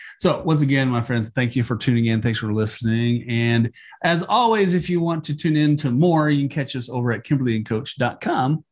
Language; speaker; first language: English; native; English